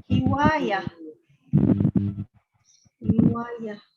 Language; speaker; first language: Arabic; non-native, learner; Malay